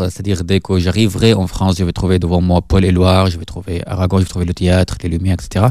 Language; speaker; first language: French; non-native, fluent; Arabic